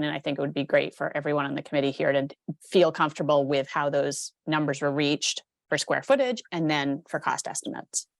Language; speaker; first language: English; native; English